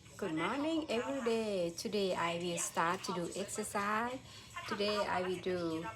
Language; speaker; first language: English; non-native, learner; Thai